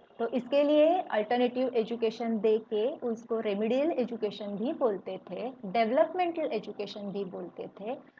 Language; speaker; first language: Hindi; non-native, local second language; Marathi